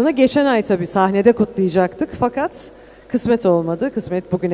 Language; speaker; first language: Turkish; native; Turkish